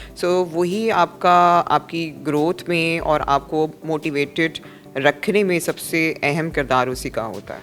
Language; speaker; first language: Urdu; non-native, local second language; Punjabi